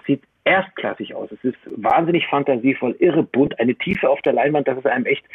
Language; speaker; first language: German; early bilingual, other home language; Romanian